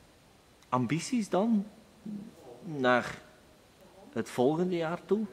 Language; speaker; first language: Dutch; native; Dutch